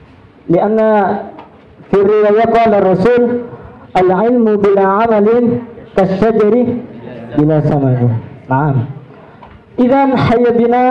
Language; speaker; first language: Arabic; non-native, learner; Indonesian